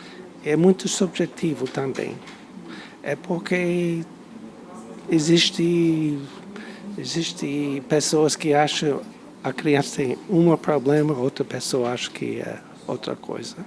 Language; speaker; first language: Portuguese; non-native, fluent; English